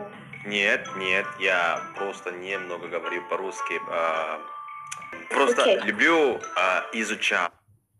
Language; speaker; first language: Russian; non-native, learner; Indonesian